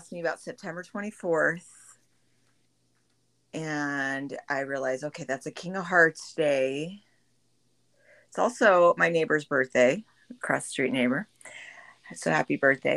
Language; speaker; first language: English; native; English